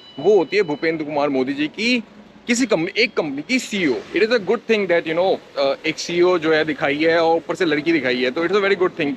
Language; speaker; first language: Hindi; native; Hindi